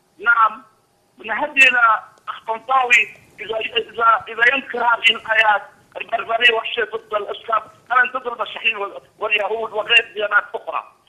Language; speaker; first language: Arabic; non-native, local second language; Assyrian Neo-Aramaic